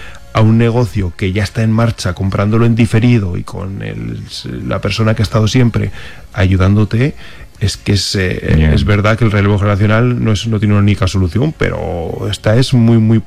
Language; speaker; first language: Spanish; native; Spanish